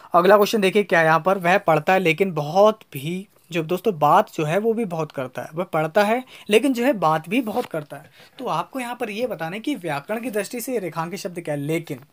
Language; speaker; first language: Hindi; native; Hindi